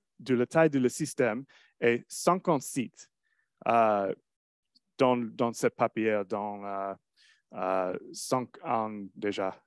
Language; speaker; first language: French; non-native, learner; English